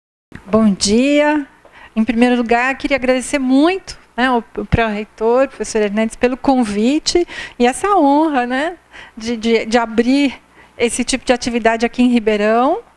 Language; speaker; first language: Portuguese; native; Portuguese